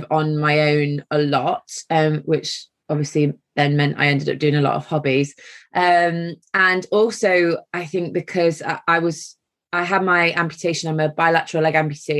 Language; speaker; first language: English; native; English